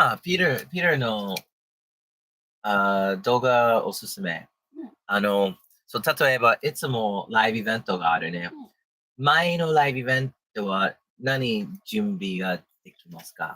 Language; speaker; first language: Japanese; non-native, learner; English